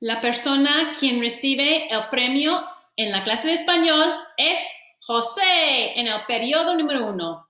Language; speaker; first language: Spanish; non-native, fluent; English